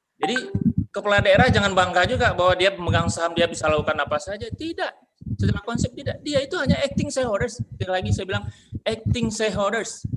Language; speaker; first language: Indonesian; non-native, local second language; Minangkabau